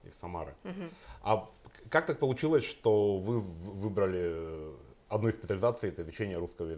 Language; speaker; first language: Russian; native; Russian